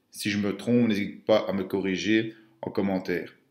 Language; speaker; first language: French; native; French